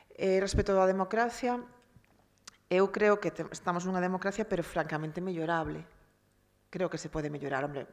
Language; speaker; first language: Galician; native; Galician